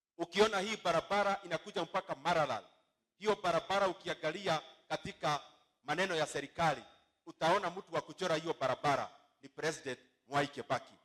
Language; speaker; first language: Swahili; non-native, local second language; Kikuyu